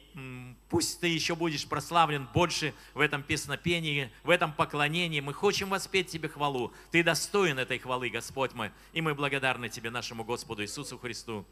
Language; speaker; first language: Russian; native; Russian